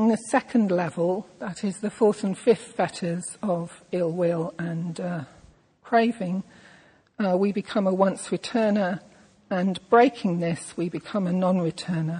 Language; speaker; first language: English; native; English